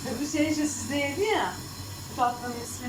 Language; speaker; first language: Turkish; native; Turkish